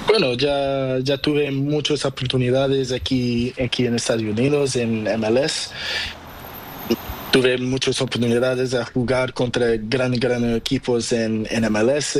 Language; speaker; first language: Spanish; non-native, learner; Portuguese